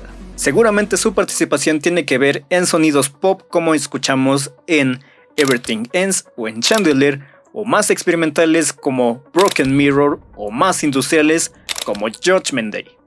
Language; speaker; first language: Spanish; native; Spanish